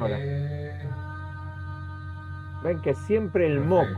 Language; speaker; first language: Spanish; native; Spanish